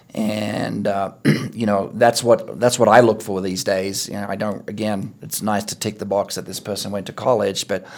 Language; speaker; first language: English; native; English